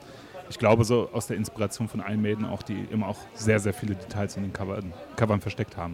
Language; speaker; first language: German; native; German